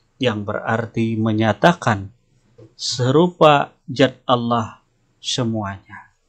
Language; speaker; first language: Indonesian; non-native, local second language; Banjar